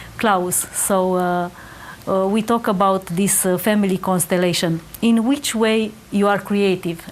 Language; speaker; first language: English; non-native, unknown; Romanian